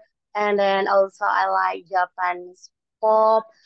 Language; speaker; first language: English; non-native, learner; Indonesian